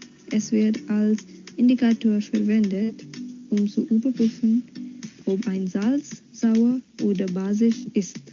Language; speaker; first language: German; non-native, fluent; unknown